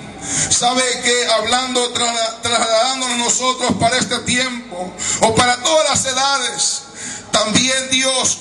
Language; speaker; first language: Spanish; native; Spanish